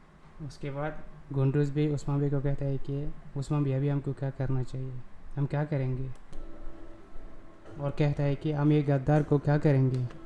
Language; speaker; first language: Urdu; non-native, local second language; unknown